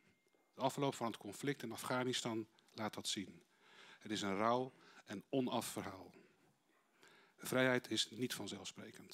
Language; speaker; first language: Dutch; native; Dutch